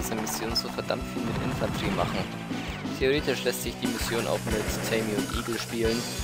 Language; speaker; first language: German; native; German